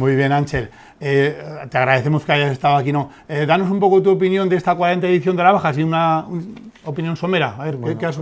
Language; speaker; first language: Spanish; native; Spanish